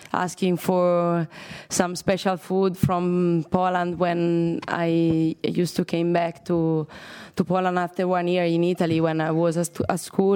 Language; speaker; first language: English; non-native, fluent; Italian